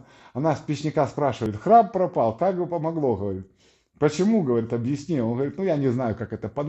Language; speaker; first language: Russian; native; Russian